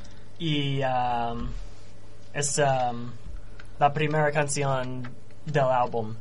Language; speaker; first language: Spanish; non-native, learner; English